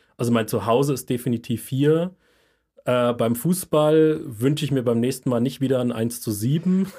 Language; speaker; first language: German; native; German